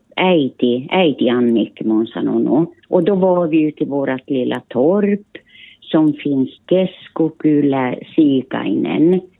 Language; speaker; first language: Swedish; early bilingual, other home language; Finnish